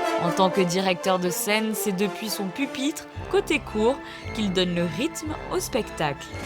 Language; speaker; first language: French; native; French